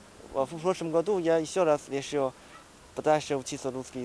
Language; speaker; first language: Russian; non-native, learner; Chinese